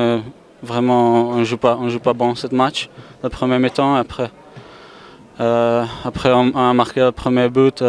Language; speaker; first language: French; non-native, learner; Czech